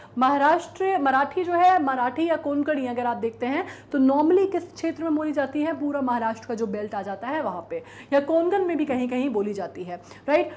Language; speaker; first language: Hindi; native; Hindi